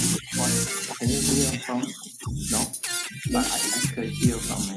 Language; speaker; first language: English; non-native, fluent; Chinese